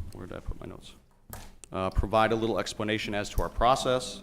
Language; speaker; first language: English; native; English